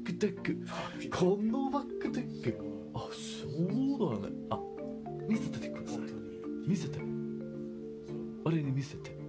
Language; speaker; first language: Japanese; non-native, learner; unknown